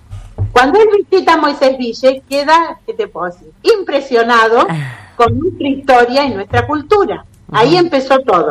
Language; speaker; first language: Spanish; native; Spanish